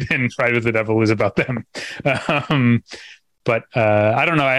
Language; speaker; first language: English; native; English